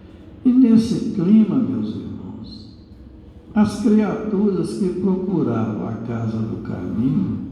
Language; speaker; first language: Portuguese; native; Portuguese